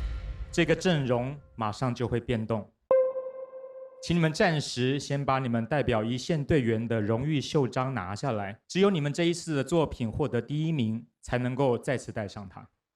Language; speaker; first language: Chinese; native; Chinese